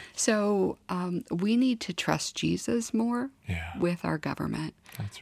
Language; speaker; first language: English; native; English